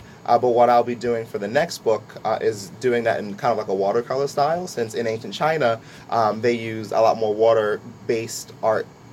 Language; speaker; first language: English; native; English